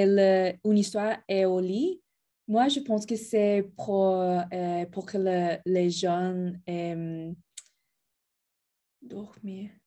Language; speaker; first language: French; non-native, learner; Spanish